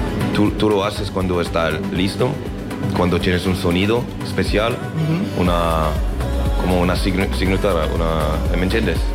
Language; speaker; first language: Spanish; non-native, learner; French